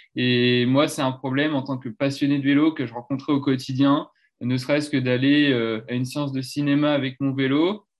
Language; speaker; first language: French; native; French